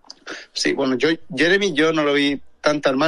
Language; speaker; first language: Spanish; native; Spanish